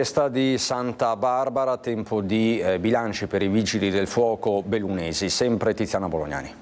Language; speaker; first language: Italian; native; Italian